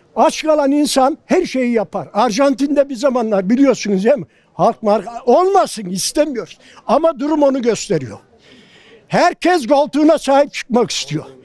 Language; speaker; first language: Turkish; native; Turkish